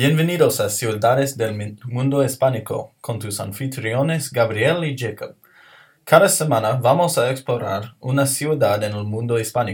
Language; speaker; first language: Spanish; non-native, learner; English